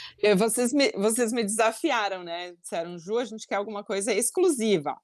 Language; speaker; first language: Portuguese; native; Portuguese